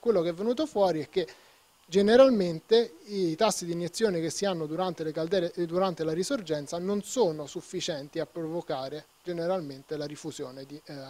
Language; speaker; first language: Italian; native; Italian